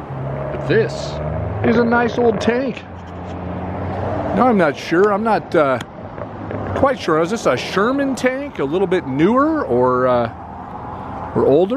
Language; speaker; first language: English; native; English